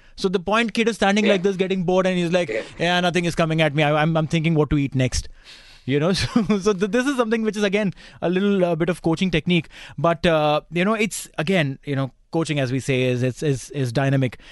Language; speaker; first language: English; non-native, local second language; Hindi